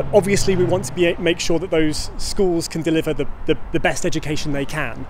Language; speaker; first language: English; early bilingual, heritage; English